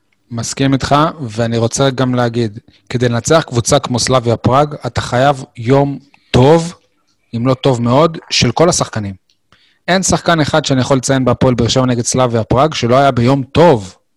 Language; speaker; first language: Hebrew; native; Hebrew